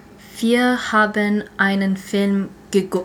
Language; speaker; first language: German; non-native, learner; English